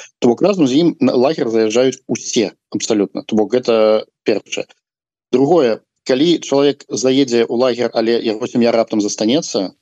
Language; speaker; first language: Belarusian; non-native, local second language; Russian